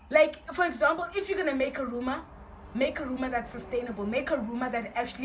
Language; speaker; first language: English; non-native, local second language; Xhosa